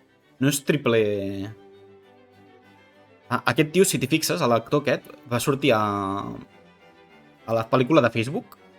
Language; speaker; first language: Catalan; native; Catalan